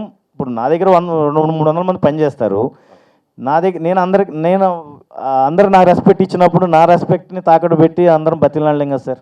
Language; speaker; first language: Telugu; native; Telugu